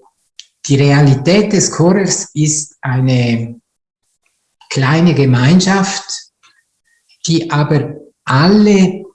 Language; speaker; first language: German; non-native, fluent; Italian